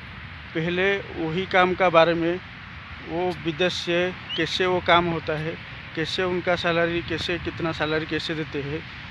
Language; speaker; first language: Hindi; non-native, local second language; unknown